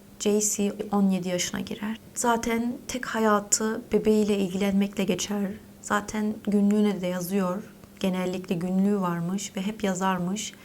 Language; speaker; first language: Turkish; early bilingual, heritage; Turkish